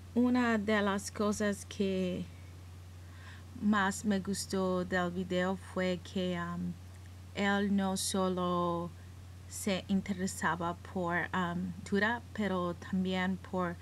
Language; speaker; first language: Spanish; early bilingual, heritage; English